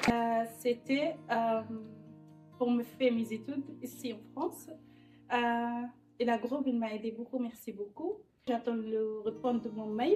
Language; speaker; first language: French; non-native, learner; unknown